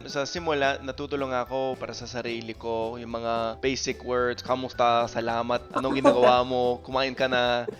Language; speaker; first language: Filipino; non-native, fluent; English